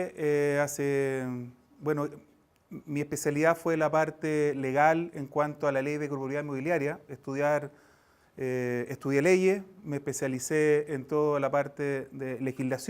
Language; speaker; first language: Spanish; native; Spanish